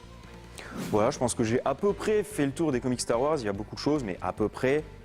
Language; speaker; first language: French; native; French